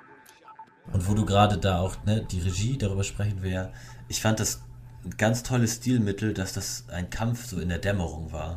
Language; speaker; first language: German; native; German